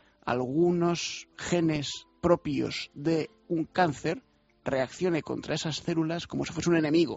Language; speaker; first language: Spanish; native; Spanish